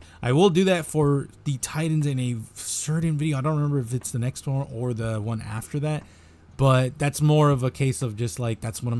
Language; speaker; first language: English; native; English